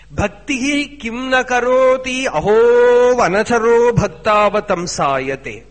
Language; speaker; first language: Malayalam; native; Malayalam